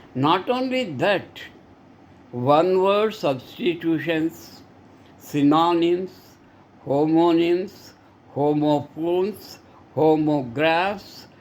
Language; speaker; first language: English; non-native, local second language; Telugu